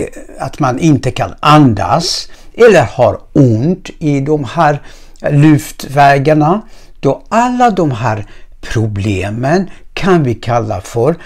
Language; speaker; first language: Swedish; non-native, fluent; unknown